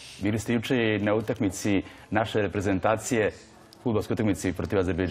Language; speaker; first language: Serbian; native; Serbian